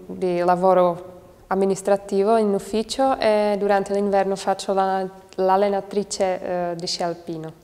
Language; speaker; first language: Italian; non-native, fluent; Czech